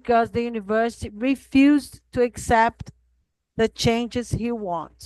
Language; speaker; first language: English; non-native, fluent; Portuguese